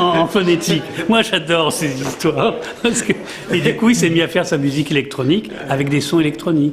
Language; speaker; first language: French; native; French